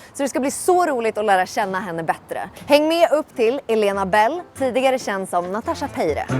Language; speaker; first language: Swedish; native; Swedish